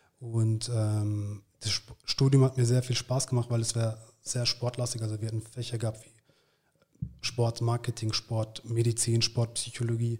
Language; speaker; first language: German; early bilingual, other home language; Turkish